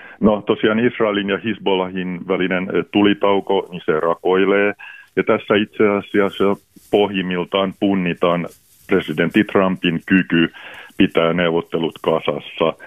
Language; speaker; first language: Finnish; native; Finnish